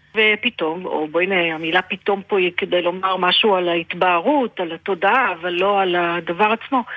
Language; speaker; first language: Hebrew; native; Hebrew